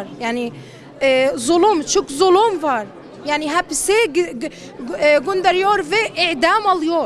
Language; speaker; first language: Turkish; non-native, learner; Arabic